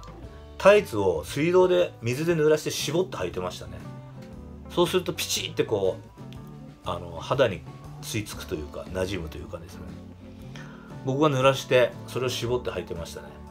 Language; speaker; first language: Japanese; native; Japanese